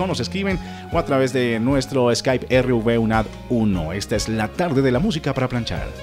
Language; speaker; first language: Spanish; native; Spanish